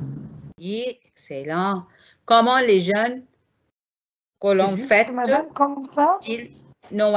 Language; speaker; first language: French; non-native, fluent; Arabic